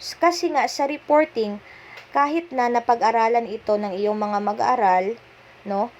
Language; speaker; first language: Filipino; non-native, local second language; Cebuano